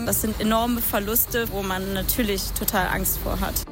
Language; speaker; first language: German; native; German